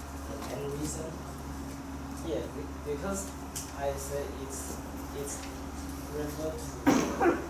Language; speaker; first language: English; non-native, learner; Chinese